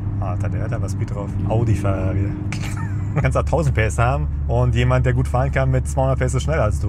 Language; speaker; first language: German; native; German